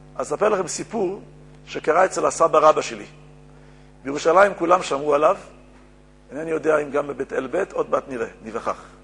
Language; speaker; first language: Hebrew; native; Hebrew